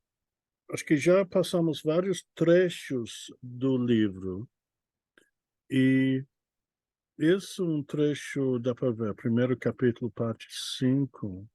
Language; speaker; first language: Portuguese; non-native, fluent; English